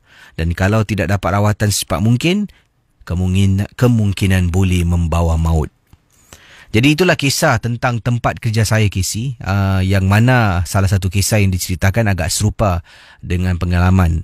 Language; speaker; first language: Malay; native; Malay